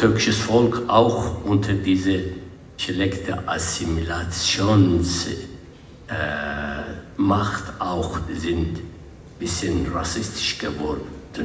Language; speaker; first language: German; non-native, learner; Kurdish